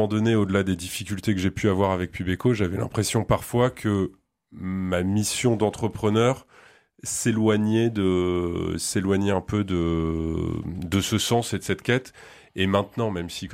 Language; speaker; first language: French; native; French